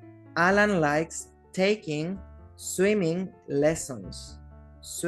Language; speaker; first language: English; non-native, fluent; Spanish